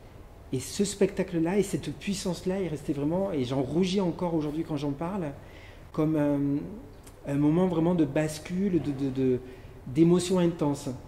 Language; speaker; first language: French; native; French